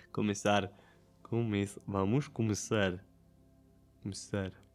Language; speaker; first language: Portuguese; non-native, learner; German